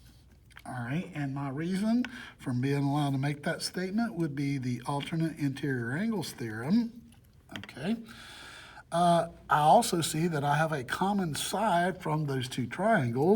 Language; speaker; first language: English; native; English